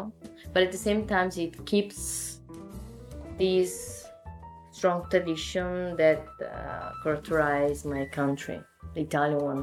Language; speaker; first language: English; non-native, fluent; Italian